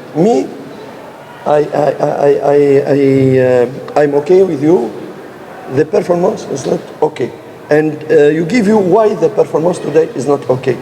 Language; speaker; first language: English; non-native, learner; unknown